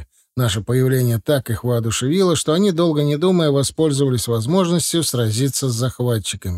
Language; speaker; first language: Russian; native; Russian